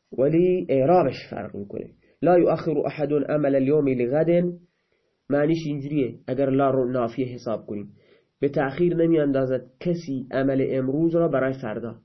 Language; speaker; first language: Persian; non-native, local second language; Baluchi